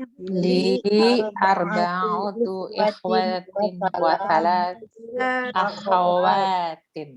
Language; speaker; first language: Arabic; non-native, learner; Indonesian